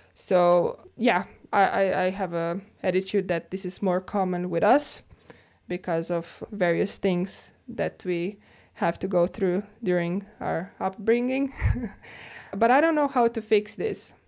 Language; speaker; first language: English; non-native, fluent; Croatian